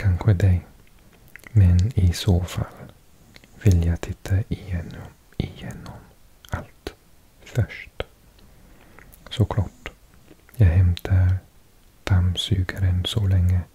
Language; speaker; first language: Swedish; non-native, learner; English